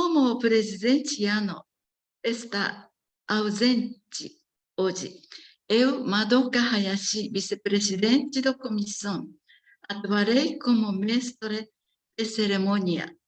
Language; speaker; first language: Portuguese; non-native, learner; Japanese